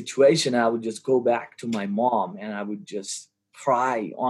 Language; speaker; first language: English; non-native, local second language; Bangla